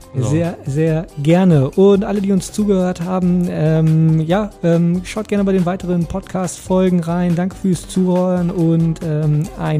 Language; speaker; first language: German; native; German